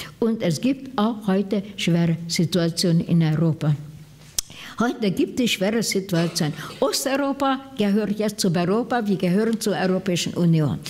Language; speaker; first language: German; non-native, fluent; Hungarian